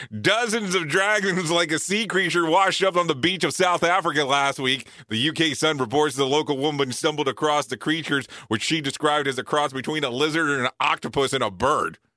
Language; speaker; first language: English; native; English